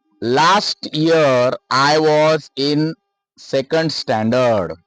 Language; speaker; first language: English; non-native, local second language; Marathi